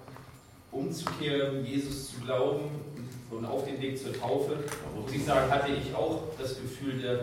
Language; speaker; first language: German; native; German